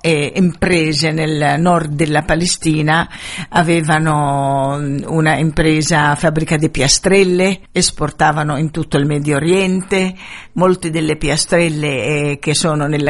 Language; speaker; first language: Italian; non-native, fluent; Arabic